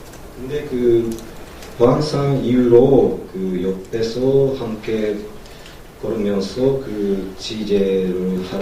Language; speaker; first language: Korean; non-native, learner; Japanese